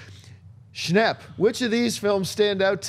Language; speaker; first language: English; native; English